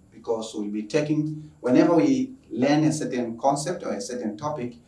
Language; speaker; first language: English; non-native, local second language; Swahili